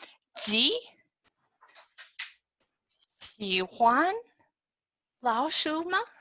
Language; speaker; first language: Chinese; non-native, fluent; English